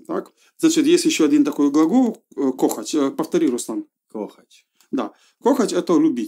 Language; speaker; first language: Russian; non-native, fluent; Polish